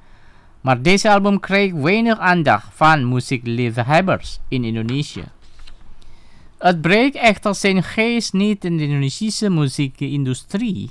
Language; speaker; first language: Dutch; non-native, fluent; Indonesian